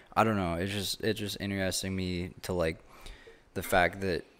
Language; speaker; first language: English; native; English